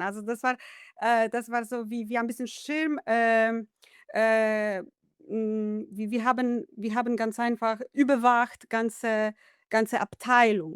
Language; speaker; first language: German; non-native, fluent; Polish